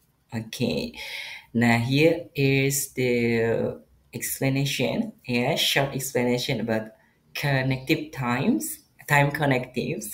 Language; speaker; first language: English; non-native, fluent; Indonesian